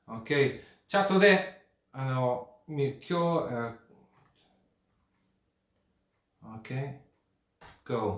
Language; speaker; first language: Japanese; non-native, learner; English